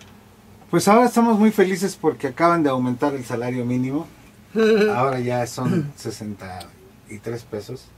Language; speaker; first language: Spanish; native; Spanish